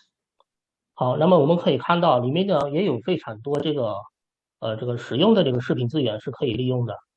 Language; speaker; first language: Chinese; native; Chinese